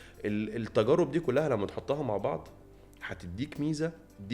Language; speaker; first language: Arabic; native; Arabic